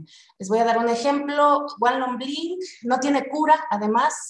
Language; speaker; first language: Spanish; native; Spanish